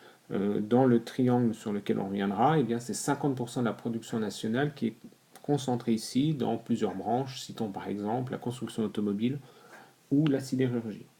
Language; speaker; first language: French; native; French